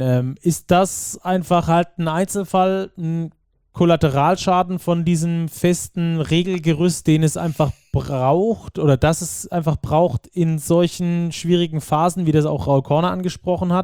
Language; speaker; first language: German; native; German